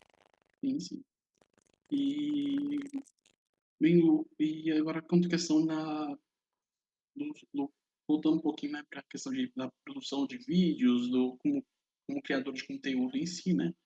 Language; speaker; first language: Portuguese; native; Portuguese